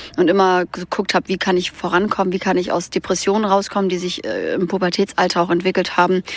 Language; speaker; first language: German; early bilingual, other home language; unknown